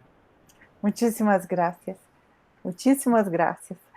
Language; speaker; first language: Spanish; non-native, learner; Portuguese